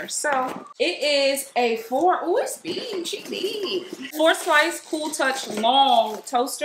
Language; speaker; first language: English; native; English